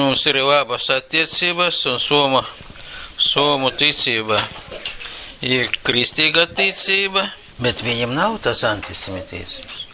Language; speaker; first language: Latvian; non-native, local second language; Russian